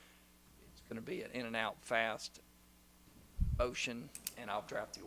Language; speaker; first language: English; native; English